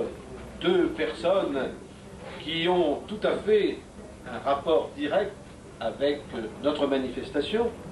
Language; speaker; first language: French; native; French